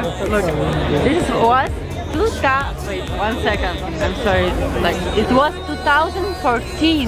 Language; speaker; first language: English; non-native, fluent; Ukrainian